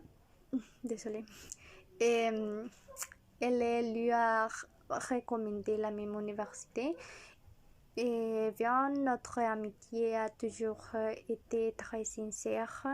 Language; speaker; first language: French; non-native, learner; Spanish